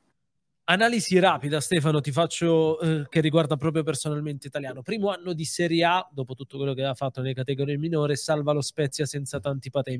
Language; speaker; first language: Italian; native; Italian